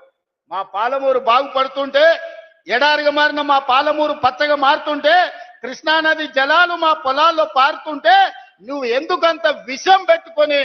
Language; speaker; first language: Telugu; native; Telugu